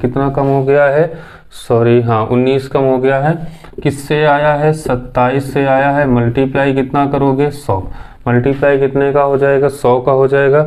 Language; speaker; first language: Hindi; native; Hindi